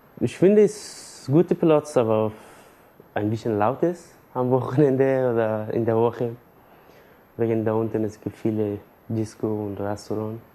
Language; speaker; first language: German; non-native, learner; Persian